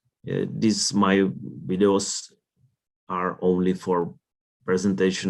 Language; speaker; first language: English; non-native, learner; Czech